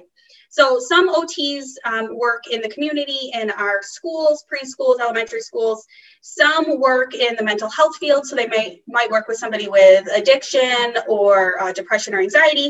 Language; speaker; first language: English; native; English